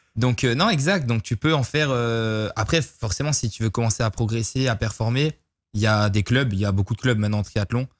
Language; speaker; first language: French; native; French